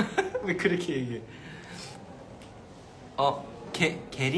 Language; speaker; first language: Korean; early bilingual, heritage; Korean